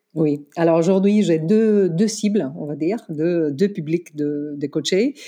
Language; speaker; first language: French; non-native, fluent; Greek